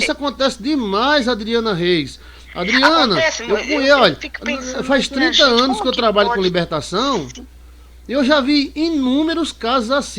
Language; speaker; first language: Portuguese; native; Portuguese